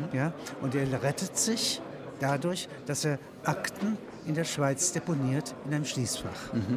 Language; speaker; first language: German; native; German